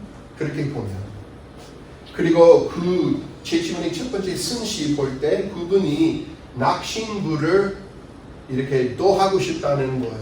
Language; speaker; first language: Korean; non-native, fluent; English